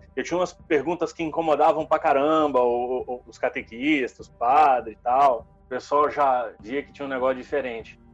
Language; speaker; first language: Portuguese; native; Portuguese